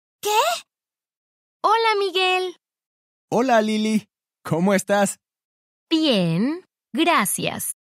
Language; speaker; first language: Spanish; non-native, learner; English